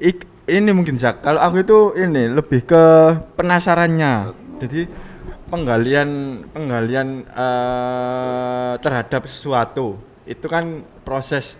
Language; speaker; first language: Indonesian; non-native, local second language; Javanese